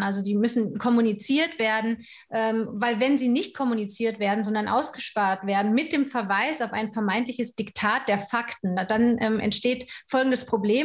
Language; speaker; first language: German; native; German